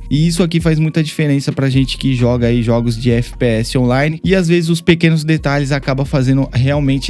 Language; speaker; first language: Portuguese; native; Portuguese